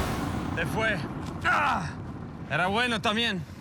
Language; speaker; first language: Spanish; non-native, fluent; French